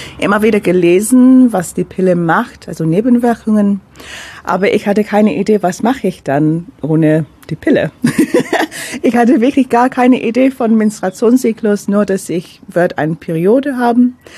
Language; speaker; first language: German; non-native, fluent; English